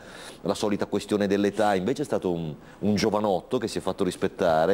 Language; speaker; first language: Italian; native; Italian